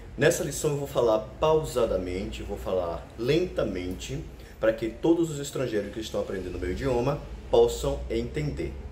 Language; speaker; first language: Portuguese; native; Portuguese